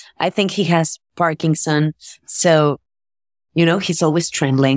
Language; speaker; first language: English; non-native, fluent; Spanish